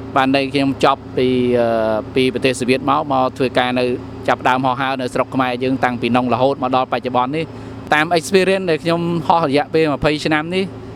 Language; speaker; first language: Khmer; native; Khmer